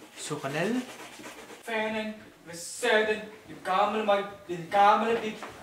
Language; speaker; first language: Danish; non-native, learner; Hakha Chin